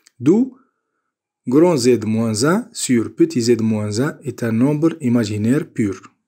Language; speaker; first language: French; non-native, local second language; Arabic